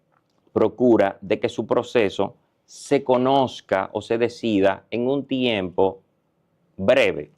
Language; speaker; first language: Spanish; native; Spanish